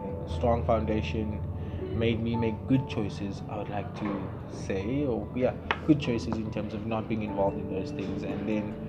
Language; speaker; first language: English; non-native, local second language; Xhosa